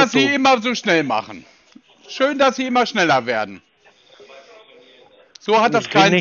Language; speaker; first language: German; native; German